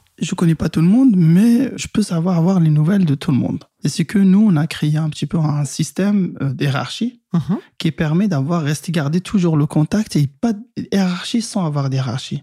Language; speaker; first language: French; non-native, local second language; Arabic